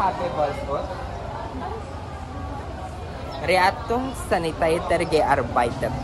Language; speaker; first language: German; non-native, learner; Filipino